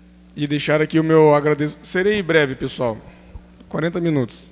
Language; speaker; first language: Portuguese; native; Portuguese